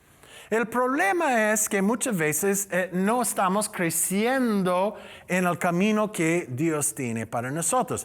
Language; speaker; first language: Spanish; non-native, learner; English